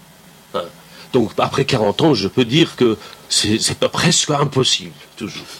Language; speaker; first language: French; non-native, fluent; Persian